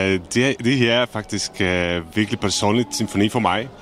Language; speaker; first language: Danish; non-native, fluent; Czech